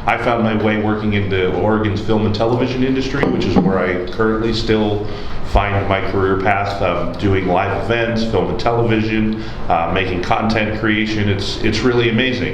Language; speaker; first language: English; native; English